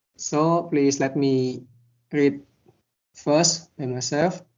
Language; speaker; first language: English; non-native, learner; Indonesian